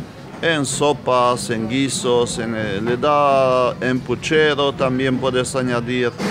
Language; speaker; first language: Spanish; non-native, fluent; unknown